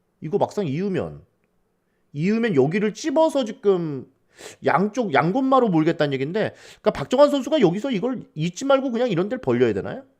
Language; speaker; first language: Korean; native; Korean